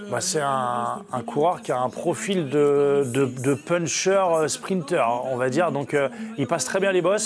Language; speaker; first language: French; native; French